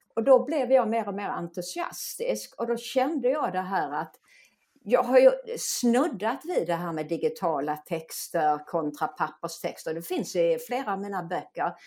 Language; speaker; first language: Swedish; native; Swedish